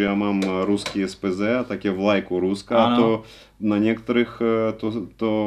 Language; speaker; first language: Czech; non-native, learner; Russian